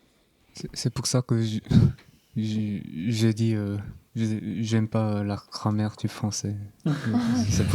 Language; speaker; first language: French; non-native, learner; Korean